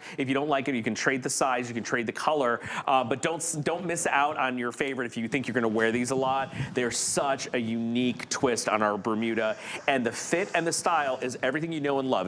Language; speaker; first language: English; native; English